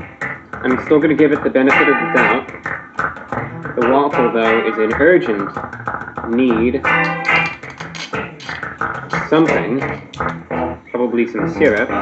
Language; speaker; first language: English; native; English